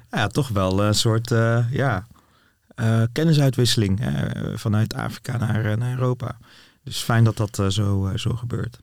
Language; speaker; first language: Dutch; early bilingual, other home language; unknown